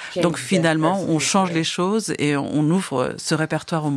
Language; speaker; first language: French; non-native, fluent; Ukrainian